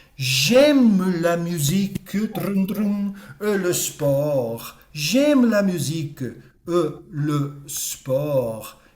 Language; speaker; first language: French; non-native, fluent; Portuguese